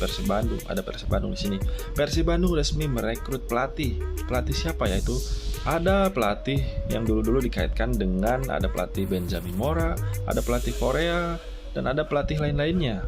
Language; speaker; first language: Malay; non-native, local second language; Sundanese